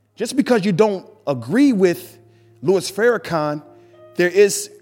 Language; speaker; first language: English; native; English